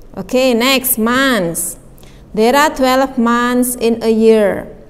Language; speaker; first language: English; non-native, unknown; Javanese